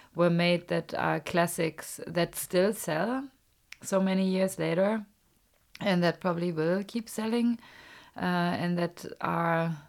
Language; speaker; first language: English; non-native, fluent; German